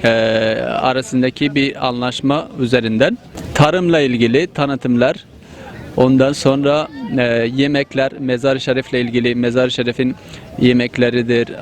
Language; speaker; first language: Turkish; non-native, fluent; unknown